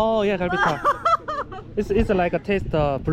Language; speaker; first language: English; non-native, learner; Korean